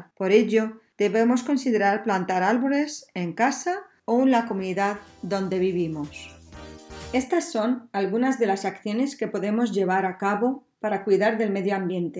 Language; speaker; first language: Spanish; native; Spanish